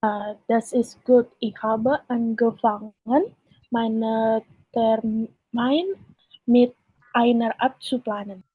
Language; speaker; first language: German; non-native, learner; Indonesian